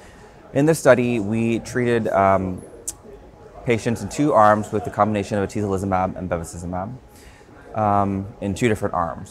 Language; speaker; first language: English; native; English